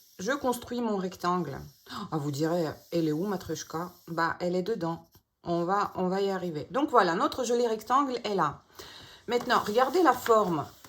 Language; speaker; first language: French; non-native, fluent; Russian